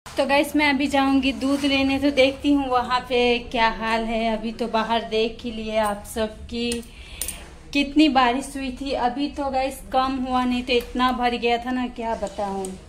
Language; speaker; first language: Hindi; non-native, local second language; Gujarati